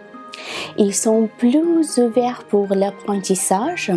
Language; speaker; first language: French; non-native, fluent; Russian